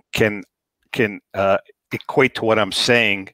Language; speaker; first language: English; native; English